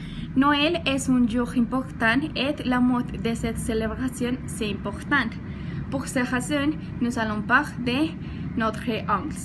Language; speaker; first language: French; non-native, learner; Spanish